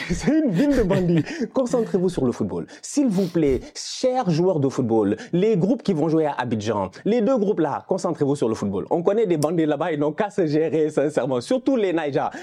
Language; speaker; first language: French; non-native, local second language; Wolof